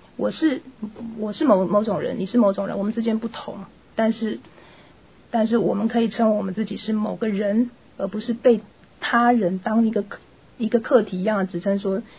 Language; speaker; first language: Chinese; native; Chinese